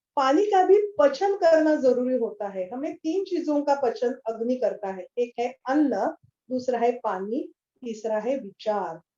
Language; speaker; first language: Hindi; non-native, local second language; Marathi